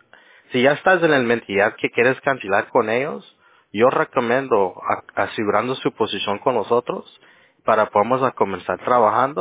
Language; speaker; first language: Spanish; early bilingual, heritage; Spanish